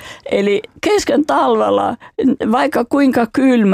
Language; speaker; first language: Finnish; non-native, fluent; Albanian